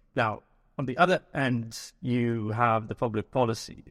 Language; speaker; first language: English; early bilingual, other home language; Arabic